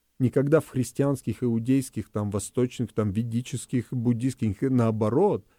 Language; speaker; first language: Russian; native; Russian